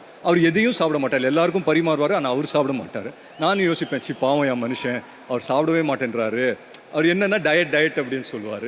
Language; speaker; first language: Tamil; native; Tamil